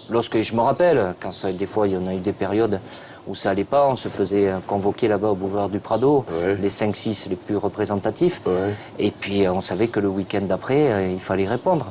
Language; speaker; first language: French; native; French